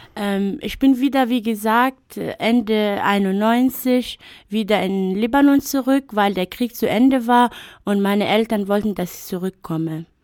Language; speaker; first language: German; non-native, fluent; Arabic